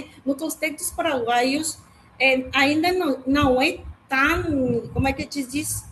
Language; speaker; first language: Portuguese; non-native, learner; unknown